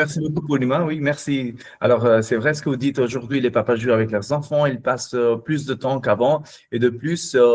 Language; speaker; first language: French; non-native, fluent; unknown